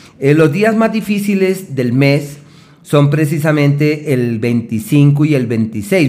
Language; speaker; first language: Spanish; native; Spanish